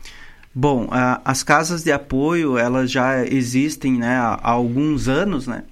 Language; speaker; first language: Portuguese; native; Portuguese